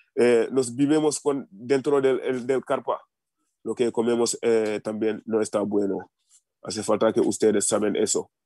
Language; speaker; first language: Spanish; non-native, fluent; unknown